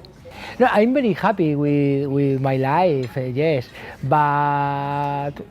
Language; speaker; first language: English; non-native, learner; Spanish